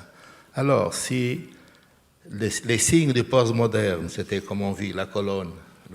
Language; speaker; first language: French; non-native, fluent; Portuguese